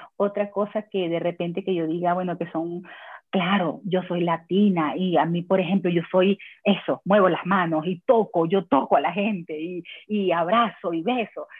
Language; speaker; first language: Spanish; native; Spanish